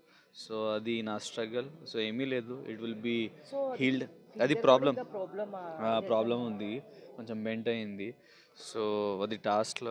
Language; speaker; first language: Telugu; non-native, local second language; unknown